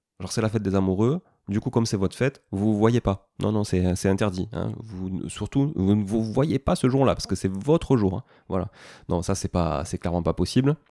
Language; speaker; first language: French; native; French